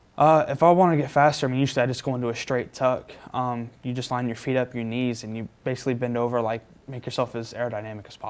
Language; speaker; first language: English; native; English